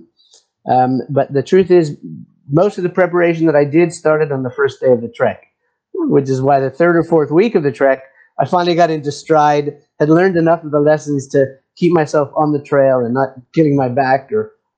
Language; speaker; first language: English; native; English